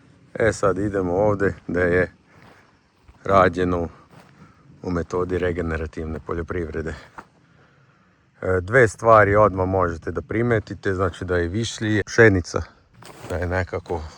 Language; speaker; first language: Croatian; native; Croatian